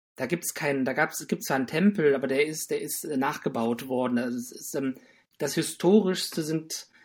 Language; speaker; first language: German; native; German